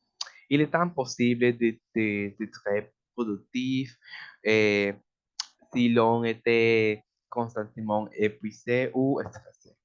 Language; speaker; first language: French; non-native, learner; Spanish